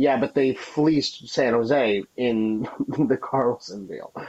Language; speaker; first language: English; native; English